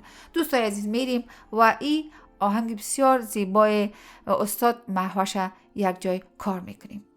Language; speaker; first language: Persian; native; Persian